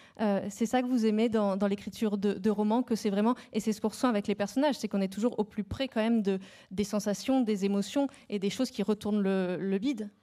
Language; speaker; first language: French; native; French